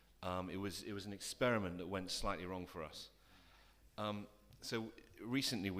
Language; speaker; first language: English; native; English